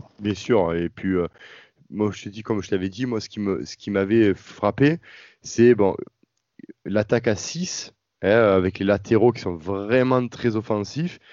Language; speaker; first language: French; native; French